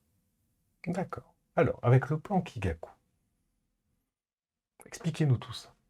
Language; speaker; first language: French; native; French